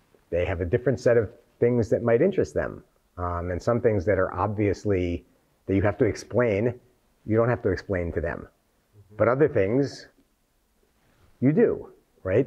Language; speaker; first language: English; native; English